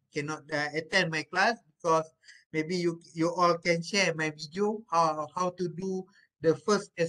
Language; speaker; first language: English; non-native, local second language; Malay